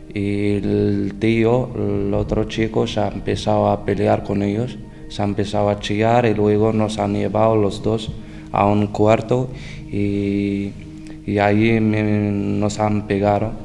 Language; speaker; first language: Spanish; non-native, learner; Arabic